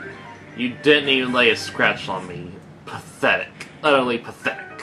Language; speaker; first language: English; native; English